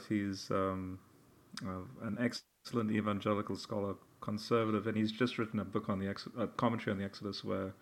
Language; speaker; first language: English; early bilingual, heritage; English